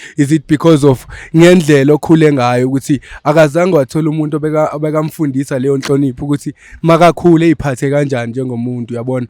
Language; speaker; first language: Zulu; native; Zulu